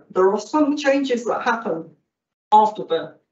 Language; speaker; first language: English; native; English